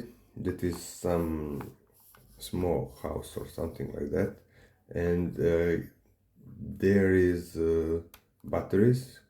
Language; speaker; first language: English; non-native, learner; Serbian